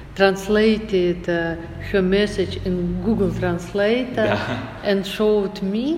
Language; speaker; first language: English; non-native, learner; Russian